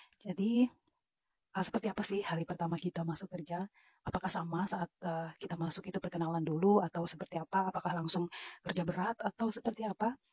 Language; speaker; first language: Indonesian; native; Indonesian